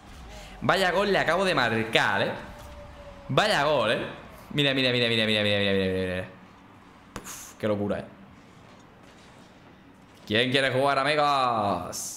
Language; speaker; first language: Spanish; native; Spanish